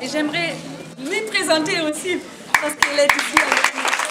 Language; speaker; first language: French; non-native, fluent; German